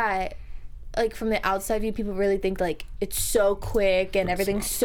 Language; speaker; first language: English; early bilingual, other home language; Spanish